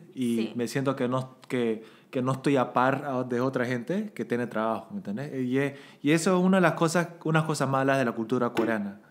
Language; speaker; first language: Spanish; native; Spanish